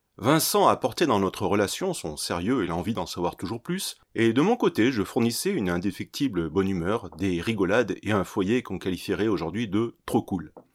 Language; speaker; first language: French; native; French